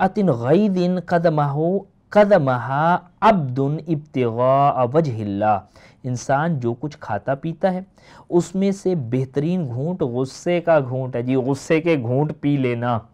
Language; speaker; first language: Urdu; native; Urdu